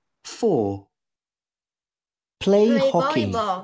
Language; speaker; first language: English; non-native, learner; Vietnamese